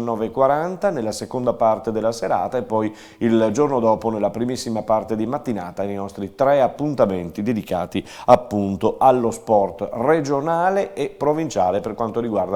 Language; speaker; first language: Italian; native; Italian